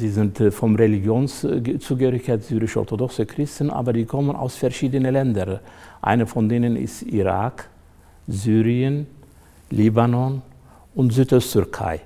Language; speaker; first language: German; non-native, fluent; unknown